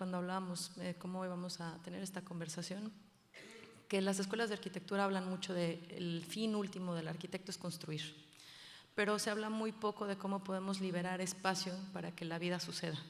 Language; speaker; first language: Spanish; native; Spanish